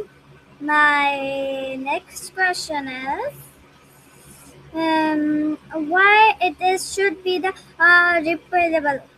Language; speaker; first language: English; non-native, learner; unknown